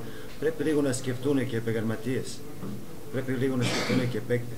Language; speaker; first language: Greek; non-native, fluent; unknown